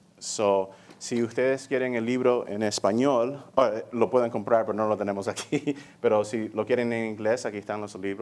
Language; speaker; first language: Spanish; early bilingual, heritage; English